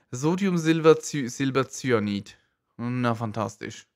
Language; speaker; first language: German; native; German